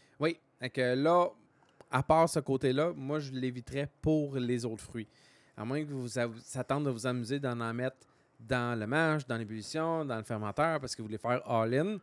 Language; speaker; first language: French; native; French